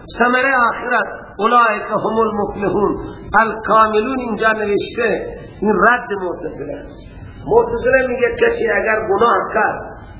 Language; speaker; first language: Persian; native; Persian